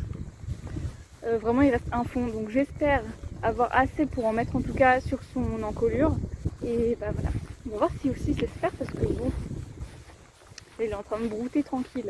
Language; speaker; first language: French; native; French